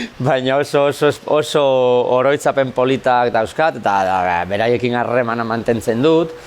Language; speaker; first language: Basque; non-native, fluent; Galician